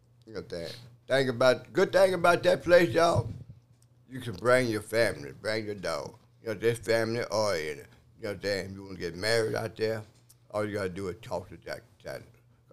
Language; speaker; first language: English; native; English